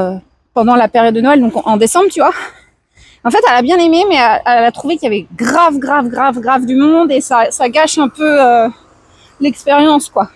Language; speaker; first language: French; native; French